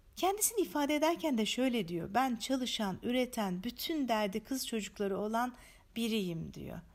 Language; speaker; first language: Turkish; native; Turkish